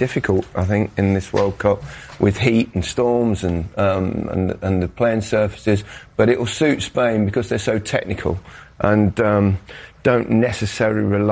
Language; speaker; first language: English; native; English